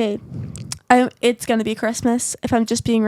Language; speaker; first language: English; native; English